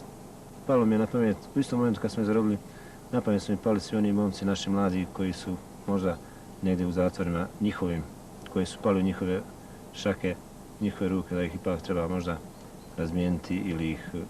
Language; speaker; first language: Bosnian; native; Bosnian